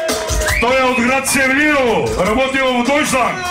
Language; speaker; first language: Bulgarian; non-native, local second language; Turkish